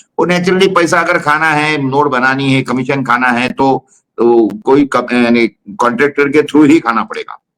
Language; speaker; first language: Hindi; non-native, local second language; Marathi